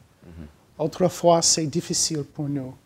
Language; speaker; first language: French; non-native, learner; English